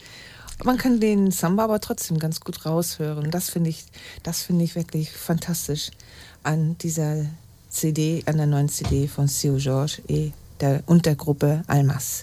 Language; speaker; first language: German; native; German